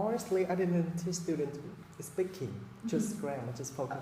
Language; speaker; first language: English; non-native, fluent; Vietnamese